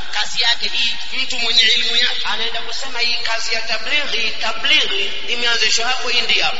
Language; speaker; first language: Swahili; native; Swahili